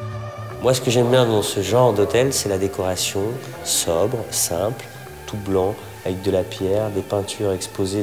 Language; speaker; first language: French; native; French